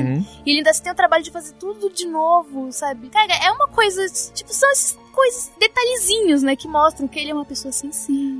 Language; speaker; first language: Portuguese; native; Portuguese